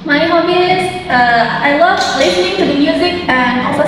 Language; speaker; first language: English; non-native, learner; Indonesian